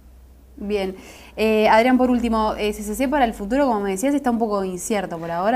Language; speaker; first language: Spanish; native; Spanish